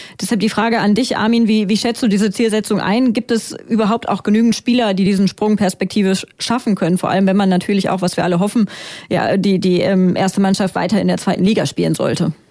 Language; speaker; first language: German; native; German